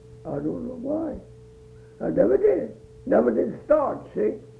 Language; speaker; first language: English; early bilingual, other home language; Swedish